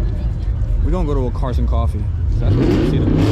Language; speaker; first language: English; native; English